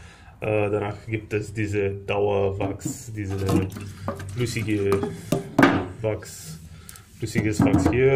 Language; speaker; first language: German; non-native, fluent; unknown